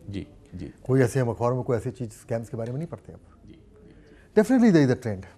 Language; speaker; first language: Hindi; native; Hindi